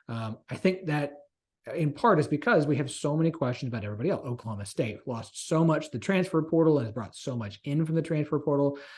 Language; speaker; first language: English; native; English